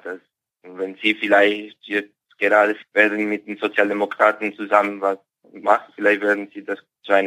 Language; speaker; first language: German; non-native, fluent; Spanish